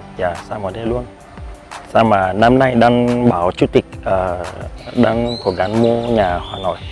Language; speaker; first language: Vietnamese; non-native, learner; Portuguese